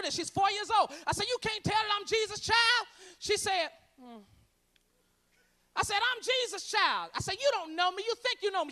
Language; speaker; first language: English; native; English